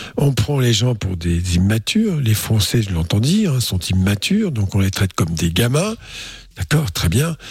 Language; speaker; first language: French; native; French